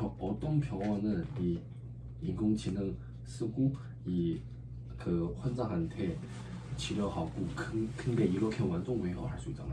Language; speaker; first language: Korean; non-native, learner; Chinese